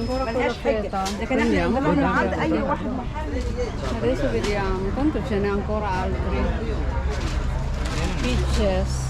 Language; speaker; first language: Italian; non-native, learner; Filipino